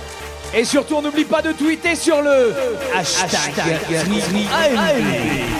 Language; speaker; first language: French; native; French